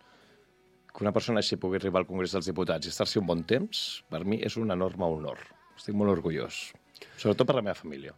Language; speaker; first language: Catalan; native; Catalan